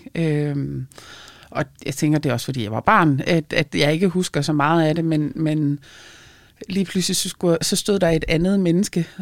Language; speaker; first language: Danish; early bilingual, other home language; Lithuanian